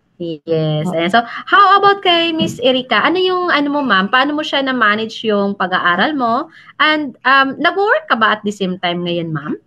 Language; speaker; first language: Filipino; native; Filipino